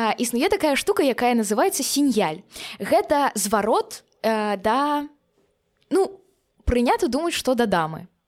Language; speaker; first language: Belarusian; non-native, local second language; Russian